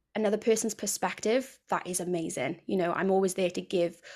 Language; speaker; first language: English; native; English